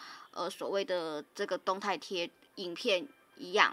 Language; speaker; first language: Chinese; native; Chinese